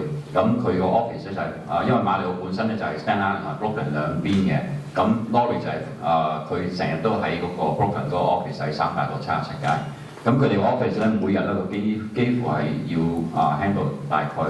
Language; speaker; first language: Cantonese; native; Cantonese